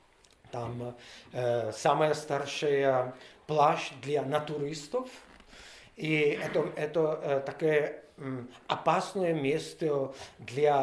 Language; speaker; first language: Russian; non-native, learner; Czech